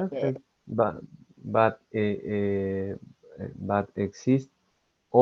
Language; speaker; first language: English; non-native, learner; Spanish